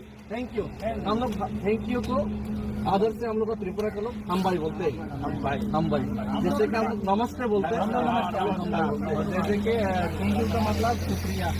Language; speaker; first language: Hindi; non-native, local second language; Kok Borok